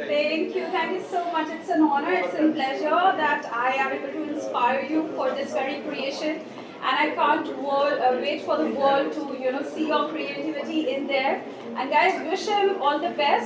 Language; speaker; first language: English; non-native, local second language; Hindi